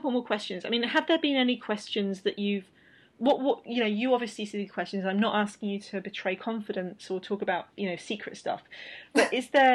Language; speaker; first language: English; native; English